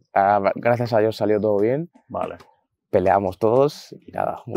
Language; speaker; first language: Spanish; early bilingual, other home language; Arabic